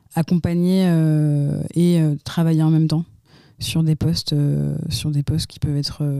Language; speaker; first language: French; native; French